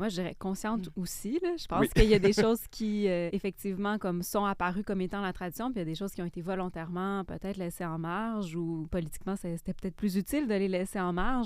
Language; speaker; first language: French; native; French